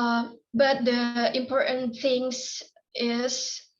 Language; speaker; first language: English; non-native, learner; Indonesian